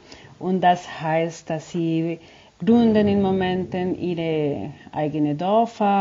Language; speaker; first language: German; non-native, fluent; Spanish